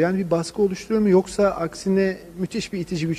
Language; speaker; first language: Turkish; native; Turkish